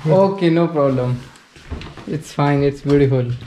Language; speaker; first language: English; non-native, local second language; Hindi